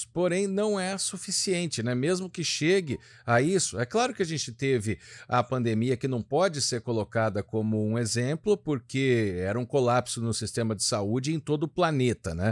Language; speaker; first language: Portuguese; native; Portuguese